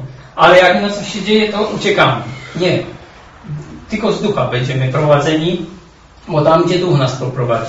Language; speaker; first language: Polish; native; Polish